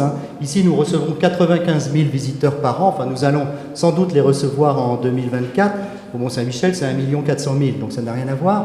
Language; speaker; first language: French; native; French